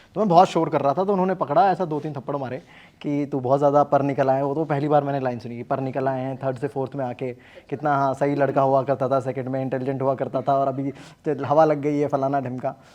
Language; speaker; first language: Hindi; native; Hindi